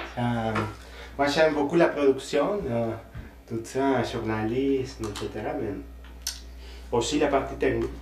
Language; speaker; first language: French; non-native, fluent; Spanish